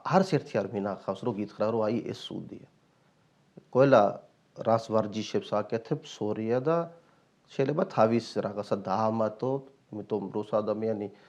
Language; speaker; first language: Georgian; non-native, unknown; Hindi